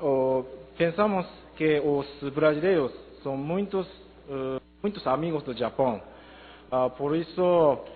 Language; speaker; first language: Portuguese; non-native, learner; Japanese